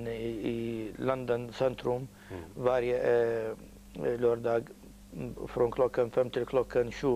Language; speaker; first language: Swedish; non-native, learner; Arabic